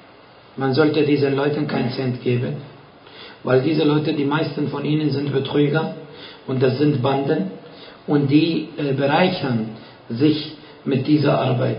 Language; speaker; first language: German; non-native, fluent; Arabic